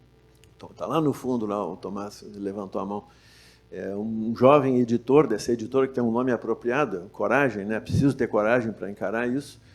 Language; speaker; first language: Portuguese; native; Portuguese